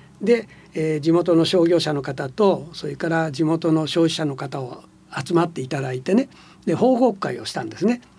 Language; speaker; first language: Japanese; native; Japanese